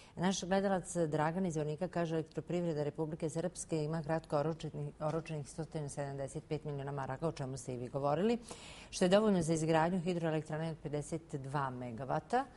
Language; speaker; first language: Bosnian; native; Bosnian